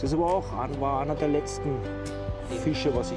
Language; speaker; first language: German; native; German